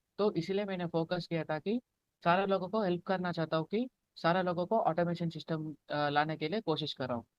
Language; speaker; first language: Hindi; non-native, local second language; Telugu